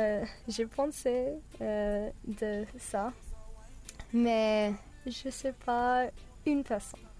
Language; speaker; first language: French; non-native, learner; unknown